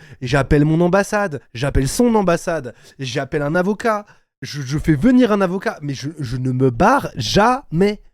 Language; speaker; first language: French; native; French